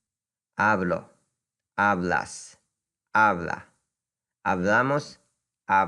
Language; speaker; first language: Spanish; non-native, fluent; Japanese